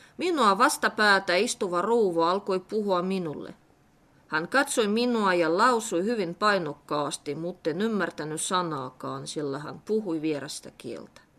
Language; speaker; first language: Finnish; non-native, fluent; Russian